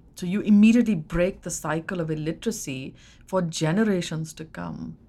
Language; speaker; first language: English; non-native, local second language; Hindi